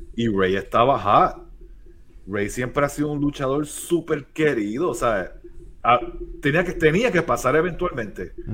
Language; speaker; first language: Spanish; native; Spanish